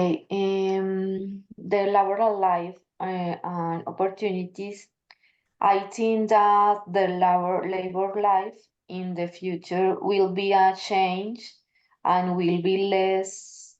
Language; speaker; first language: English; non-native, learner; Spanish